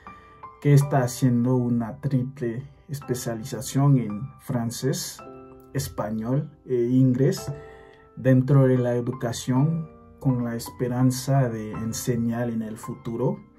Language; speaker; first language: Spanish; non-native, fluent; Haitian Creole